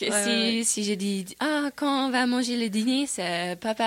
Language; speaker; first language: French; non-native, fluent; English